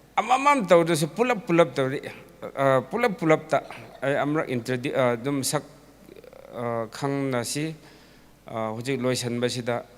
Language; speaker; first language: Manipuri; non-native, local second language; Tangkhul Naga (India)